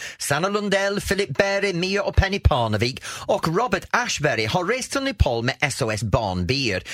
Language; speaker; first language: Swedish; non-native, fluent; English